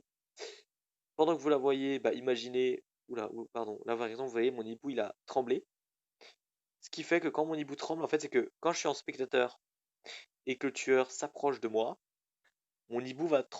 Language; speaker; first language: French; native; French